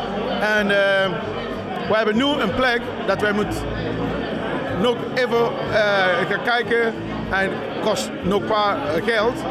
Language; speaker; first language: Dutch; non-native, fluent; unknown